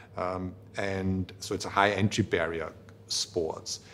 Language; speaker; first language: English; non-native, fluent; German